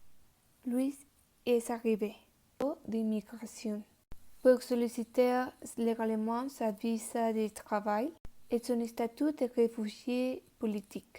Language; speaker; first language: French; non-native, learner; Spanish